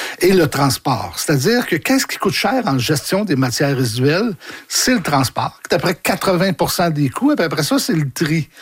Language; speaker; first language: French; native; French